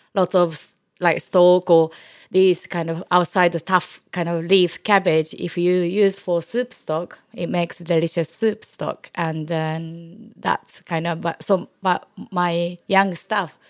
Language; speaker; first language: English; non-native, learner; Japanese